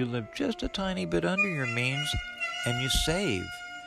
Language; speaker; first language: English; native; English